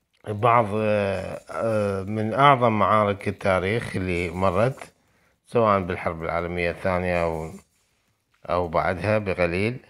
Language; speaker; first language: Arabic; native; Arabic